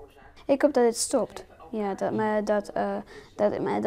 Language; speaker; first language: Dutch; early bilingual, heritage; Dutch